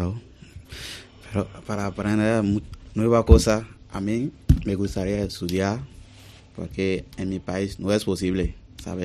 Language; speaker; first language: Spanish; non-native, learner; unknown